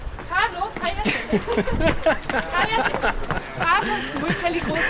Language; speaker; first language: Spanish; non-native, learner; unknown